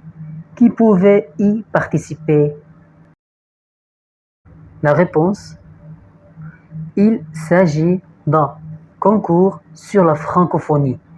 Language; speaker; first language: French; non-native, fluent; Arabic